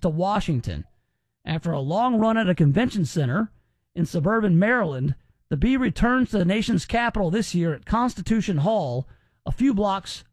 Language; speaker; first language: English; native; English